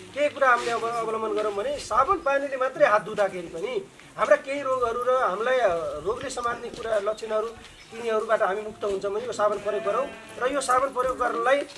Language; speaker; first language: Nepali; non-native, local second language; Dangaura Tharu